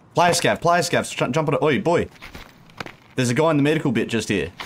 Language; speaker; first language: English; native; English